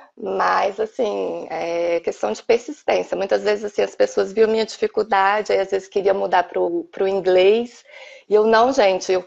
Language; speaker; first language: Portuguese; native; Portuguese